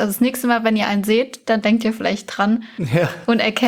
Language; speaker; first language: German; native; German